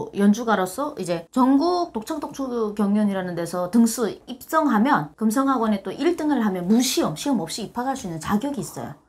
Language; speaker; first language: Korean; native; Korean